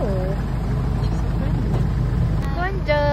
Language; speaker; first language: Filipino; native; Filipino